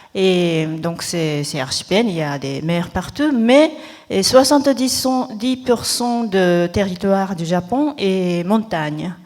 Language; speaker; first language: French; non-native, fluent; Japanese